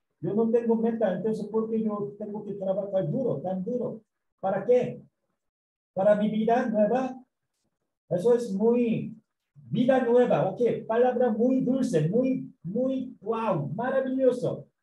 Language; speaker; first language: Spanish; non-native, learner; Korean